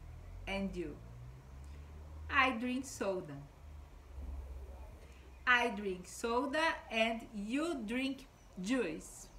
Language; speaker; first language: English; non-native, fluent; Portuguese